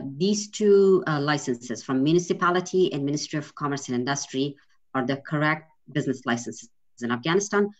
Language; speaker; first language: English; non-native, fluent; Persian